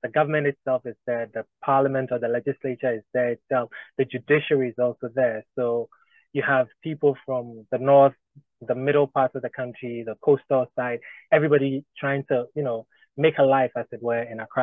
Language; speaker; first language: English; non-native, local second language; Ga